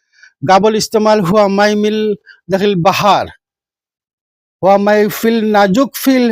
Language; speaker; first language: Arabic; non-native, learner; Bangla